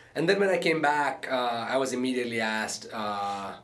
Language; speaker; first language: English; early bilingual, other home language; Arabic